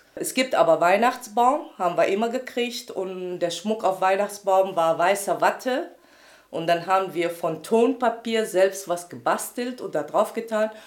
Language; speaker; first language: German; non-native, fluent; Arabic